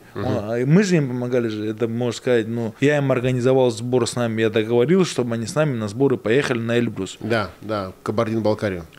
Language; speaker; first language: Russian; native; Russian